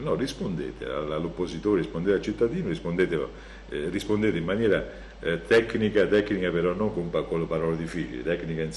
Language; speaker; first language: Italian; native; Italian